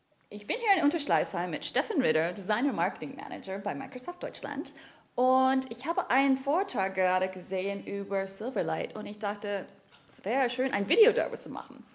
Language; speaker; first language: German; non-native, fluent; English